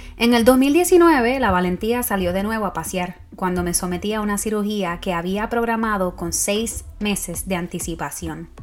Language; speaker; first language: Spanish; native; Spanish